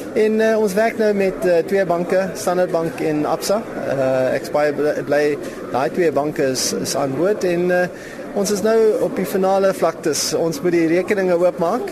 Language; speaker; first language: Afrikaans; non-native, local second language; English